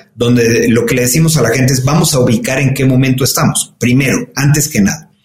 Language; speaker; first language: Spanish; native; Spanish